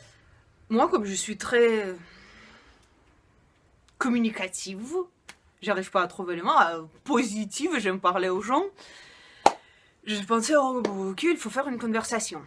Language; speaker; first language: French; non-native, fluent; Russian